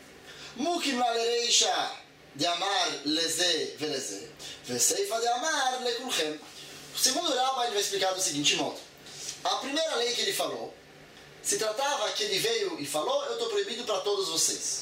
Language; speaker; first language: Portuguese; native; Portuguese